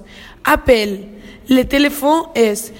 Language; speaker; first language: French; non-native, learner; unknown